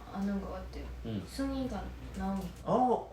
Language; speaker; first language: Korean; non-native, fluent; Japanese